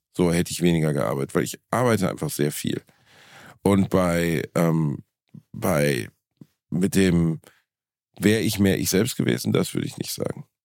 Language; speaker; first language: German; native; German